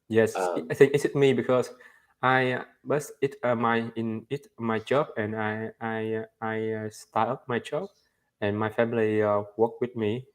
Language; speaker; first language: English; non-native, learner; Vietnamese